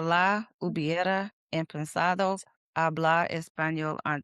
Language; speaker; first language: Spanish; non-native, learner; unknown